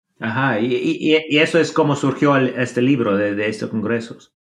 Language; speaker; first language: Spanish; non-native, fluent; English